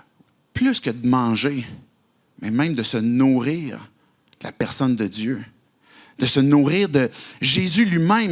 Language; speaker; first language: French; native; French